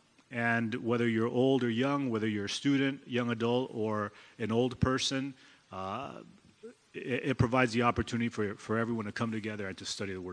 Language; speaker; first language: English; early bilingual, other home language; Spanish